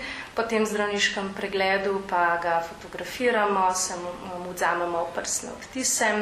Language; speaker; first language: Slovenian; native; Slovenian